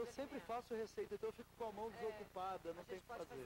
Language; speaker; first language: Portuguese; native; Portuguese